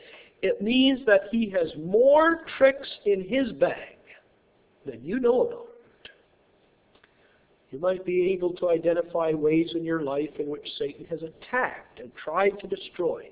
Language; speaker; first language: English; native; English